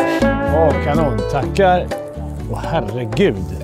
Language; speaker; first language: Swedish; native; Swedish